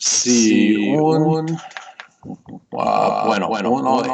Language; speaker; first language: Spanish; non-native, fluent; English